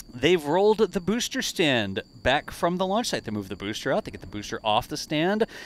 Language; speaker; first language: English; native; English